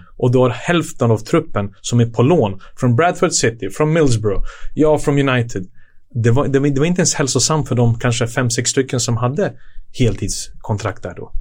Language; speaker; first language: Swedish; early bilingual, other home language; Serbian